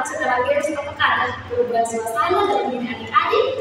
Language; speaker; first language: Indonesian; native; Indonesian